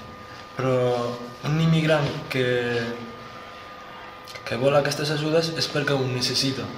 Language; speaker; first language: Catalan; early bilingual, other home language; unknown